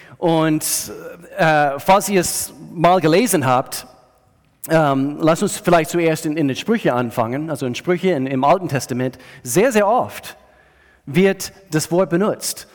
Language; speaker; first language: German; non-native, fluent; English